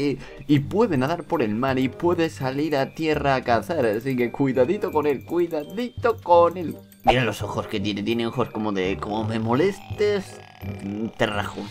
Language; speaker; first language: Spanish; native; Spanish